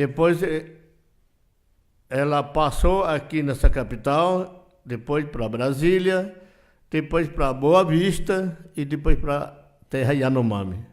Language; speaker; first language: Portuguese; non-native, local second language; Yanomámi